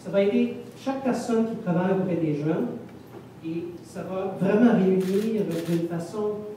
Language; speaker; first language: French; non-native, local second language; English